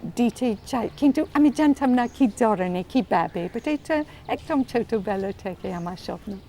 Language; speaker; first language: Bangla; non-native, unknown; English